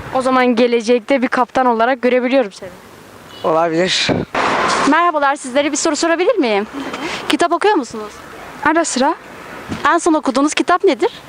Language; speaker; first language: Turkish; native; Turkish